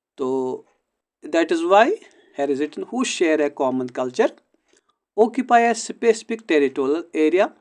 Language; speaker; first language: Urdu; non-native, local second language; Kashmiri